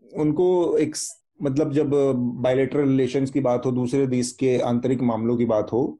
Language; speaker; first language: Hindi; native; Hindi